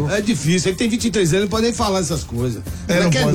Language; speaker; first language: Portuguese; native; Portuguese